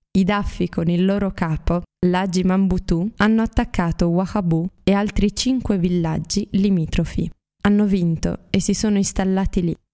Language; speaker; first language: Italian; native; Italian